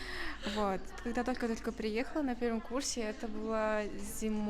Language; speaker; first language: Russian; non-native, learner; Mongolian